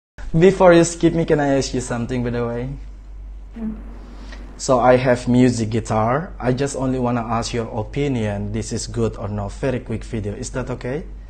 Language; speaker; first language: English; non-native, learner; Indonesian